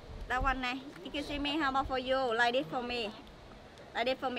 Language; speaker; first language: English; non-native, learner; Vietnamese